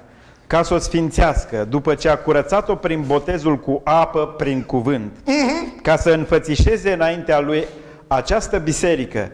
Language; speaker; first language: Romanian; native; Romanian